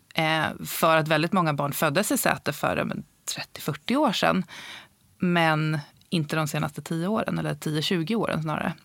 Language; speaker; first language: Swedish; native; Swedish